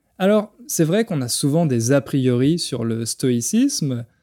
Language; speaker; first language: French; native; French